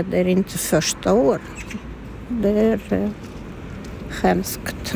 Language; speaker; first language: Swedish; non-native, learner; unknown